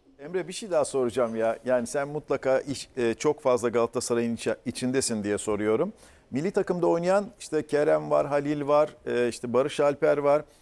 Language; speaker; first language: Turkish; native; Turkish